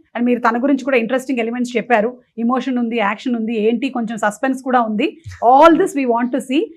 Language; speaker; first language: Telugu; non-native, local second language; Malayalam